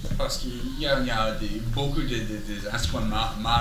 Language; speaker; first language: French; non-native, learner; English